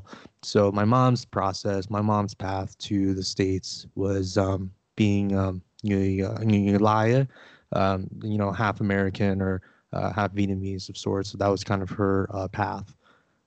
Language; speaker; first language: English; early bilingual, other home language; Vietnamese